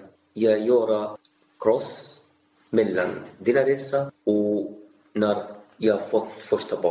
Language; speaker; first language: Swedish; non-native, learner; Arabic